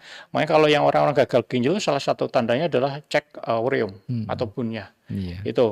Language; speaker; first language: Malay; non-native, local second language; Javanese